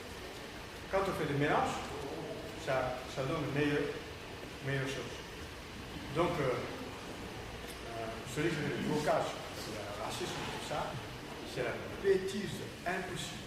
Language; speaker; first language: French; non-native, learner; Japanese